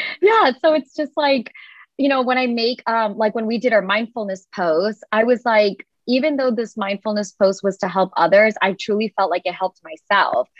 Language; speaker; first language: English; native; English